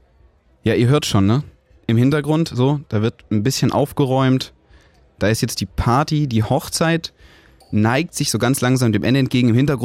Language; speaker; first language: German; native; German